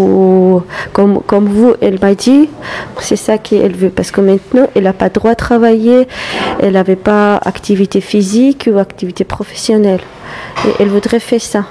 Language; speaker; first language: French; non-native, learner; Russian